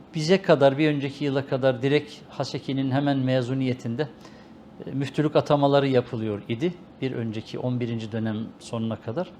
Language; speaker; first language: Turkish; native; Turkish